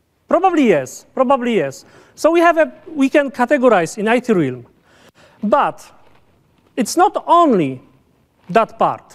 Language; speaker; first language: English; non-native, fluent; Polish